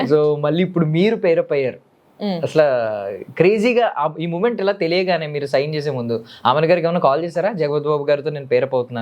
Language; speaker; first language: Telugu; native; Telugu